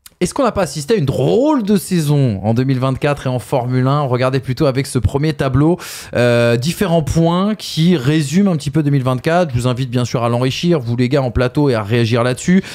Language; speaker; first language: French; native; French